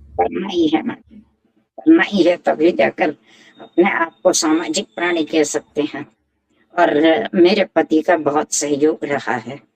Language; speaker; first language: Hindi; native; Hindi